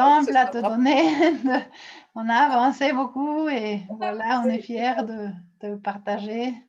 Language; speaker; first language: French; non-native, fluent; Spanish